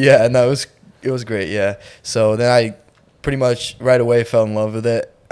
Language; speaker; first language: English; non-native, fluent; Ukrainian